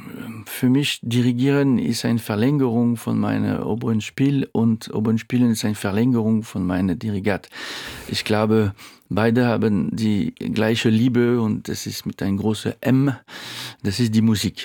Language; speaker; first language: German; non-native, fluent; French